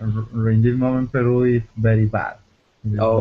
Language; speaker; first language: English; non-native, learner; Spanish